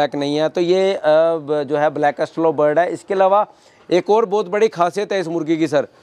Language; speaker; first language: Hindi; native; Hindi